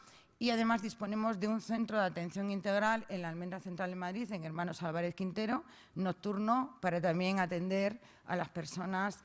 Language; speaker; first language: Spanish; native; Spanish